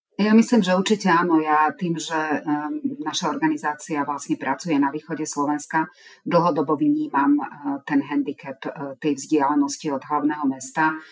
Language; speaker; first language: Slovak; non-native, local second language; Hungarian